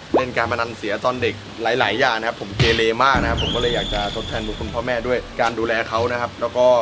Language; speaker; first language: Thai; native; Thai